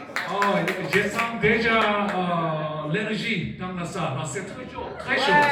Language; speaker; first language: French; non-native, learner; Korean